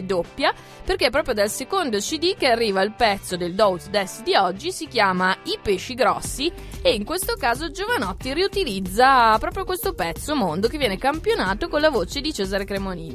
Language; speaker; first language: Italian; native; Italian